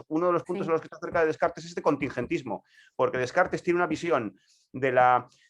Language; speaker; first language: Spanish; native; Spanish